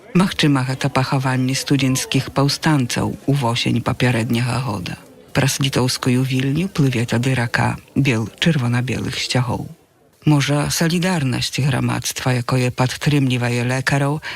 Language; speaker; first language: Belarusian; native; Belarusian